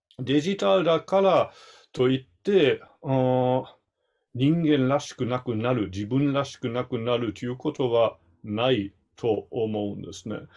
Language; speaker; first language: Japanese; non-native, fluent; German